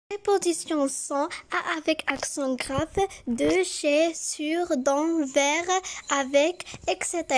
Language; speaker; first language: French; non-native, local second language; Arabic